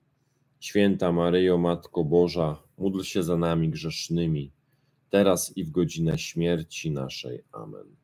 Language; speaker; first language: Polish; native; Polish